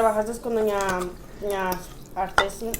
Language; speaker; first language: Spanish; early bilingual, heritage; Spanish